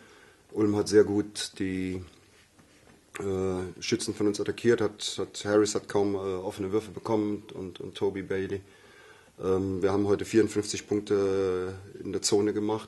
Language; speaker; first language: German; native; German